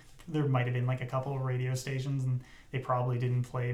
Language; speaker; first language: English; native; English